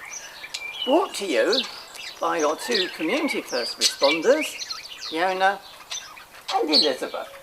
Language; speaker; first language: English; native; English